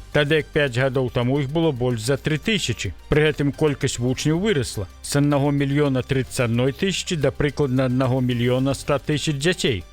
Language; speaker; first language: Belarusian; native; Belarusian